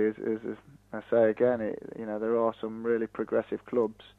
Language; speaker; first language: English; native; English